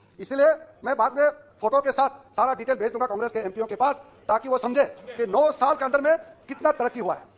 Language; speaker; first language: Hindi; non-native, local second language; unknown